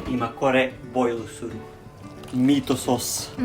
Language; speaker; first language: Japanese; non-native, learner; Serbian